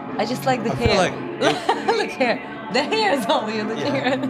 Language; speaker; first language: English; non-native, fluent; Russian